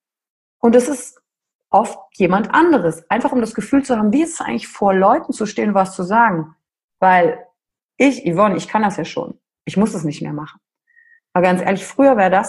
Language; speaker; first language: German; native; German